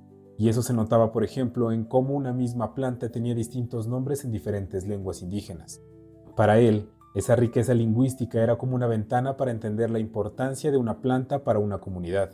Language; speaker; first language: Spanish; native; Spanish